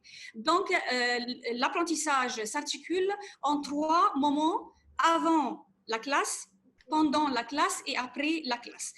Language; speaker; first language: French; non-native, fluent; Arabic